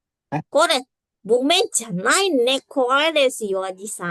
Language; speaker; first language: Japanese; non-native, fluent; Indonesian